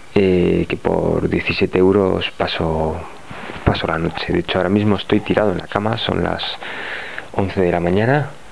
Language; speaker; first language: Spanish; native; Spanish